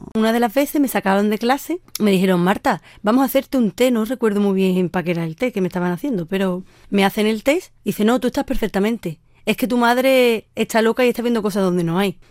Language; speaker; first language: Spanish; native; Spanish